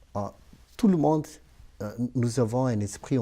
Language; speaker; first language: French; non-native, local second language; Malagasy